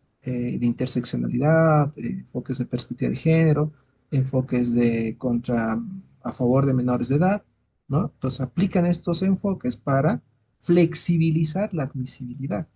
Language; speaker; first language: Spanish; native; Spanish